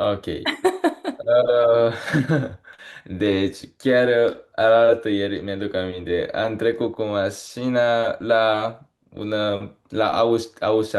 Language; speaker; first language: Romanian; early bilingual, heritage; Romanian